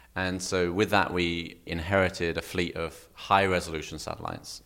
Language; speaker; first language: English; native; English